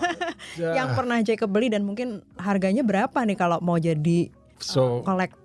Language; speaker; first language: Indonesian; native; Indonesian